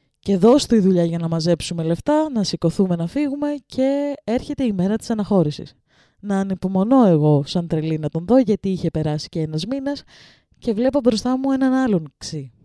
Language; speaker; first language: Greek; early bilingual, other home language; Russian